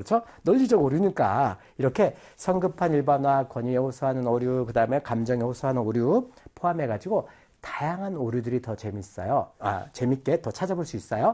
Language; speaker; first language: Korean; native; Korean